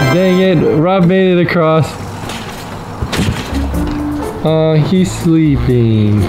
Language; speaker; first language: English; native; English